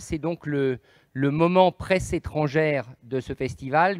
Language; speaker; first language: French; native; French